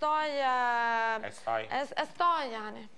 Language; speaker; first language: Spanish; non-native, learner; Arabic